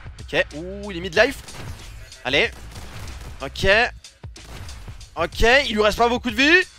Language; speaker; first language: French; native; French